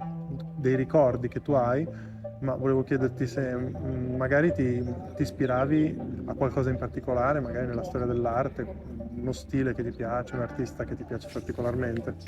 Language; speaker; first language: Italian; native; Italian